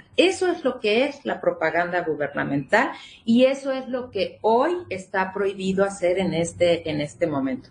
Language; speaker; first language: Spanish; native; Spanish